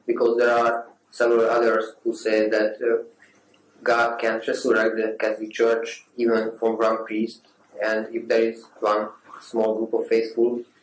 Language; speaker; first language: English; non-native, fluent; Hungarian